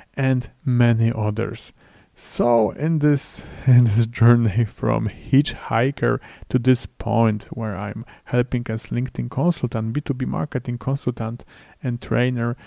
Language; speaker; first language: English; non-native, fluent; Polish